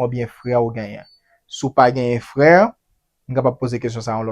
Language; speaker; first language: French; non-native, learner; Haitian Creole